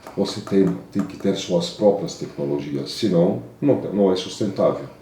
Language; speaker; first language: Portuguese; non-native, fluent; Arabic